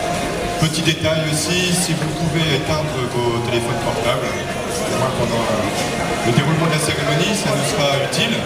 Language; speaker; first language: French; native; French